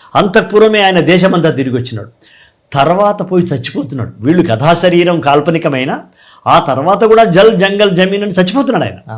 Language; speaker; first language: Telugu; native; Telugu